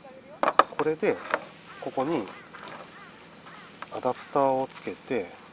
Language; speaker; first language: Japanese; native; Japanese